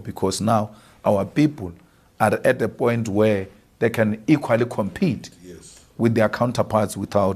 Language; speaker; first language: English; non-native, local second language; Northern Sotho